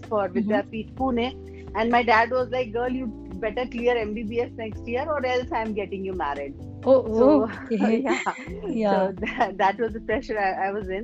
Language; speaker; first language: English; non-native, local second language; Hindi